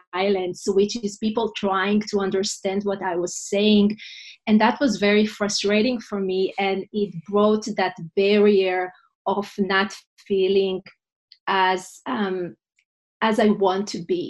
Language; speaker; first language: English; non-native, fluent; Hebrew